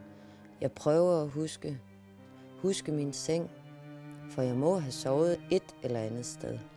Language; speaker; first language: Danish; native; Danish